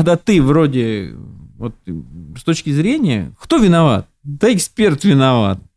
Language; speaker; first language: Russian; native; Russian